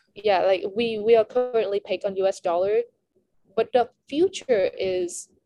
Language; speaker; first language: English; non-native, fluent; Vietnamese